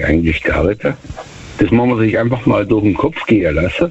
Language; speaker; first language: German; native; German